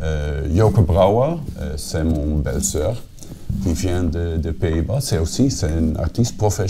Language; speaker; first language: French; non-native, fluent; Dutch